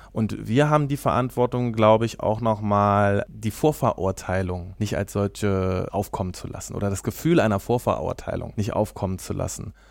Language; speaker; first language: German; native; German